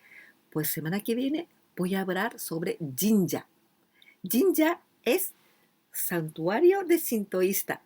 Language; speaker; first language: Spanish; non-native, fluent; Japanese